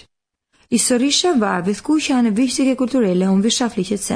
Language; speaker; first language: German; non-native, learner; Albanian